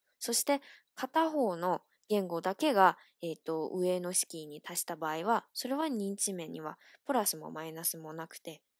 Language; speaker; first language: Japanese; non-native, fluent; Chinese